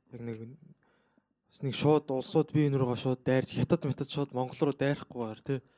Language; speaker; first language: Mongolian; native; Mongolian